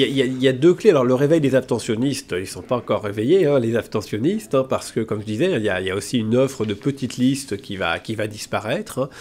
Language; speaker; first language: French; native; French